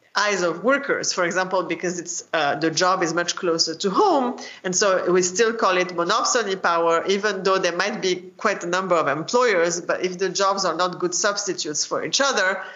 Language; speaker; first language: English; non-native, fluent; French